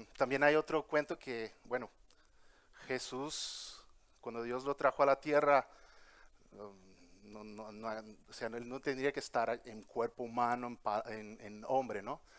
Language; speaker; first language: Spanish; early bilingual, heritage; Portuguese